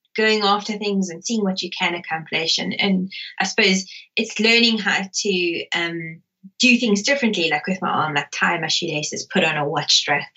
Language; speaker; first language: English; native; English